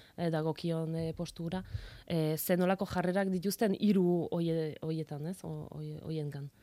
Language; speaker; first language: Basque; non-native, fluent; Polish